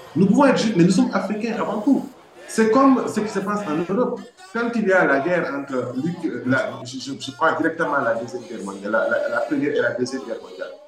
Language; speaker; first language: French; non-native, local second language; Wolof